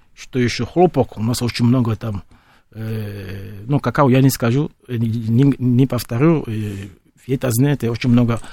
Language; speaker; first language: Russian; non-native, fluent; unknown